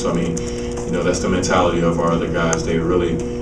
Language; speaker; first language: English; native; English